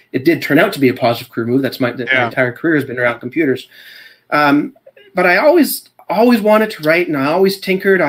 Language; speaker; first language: English; native; English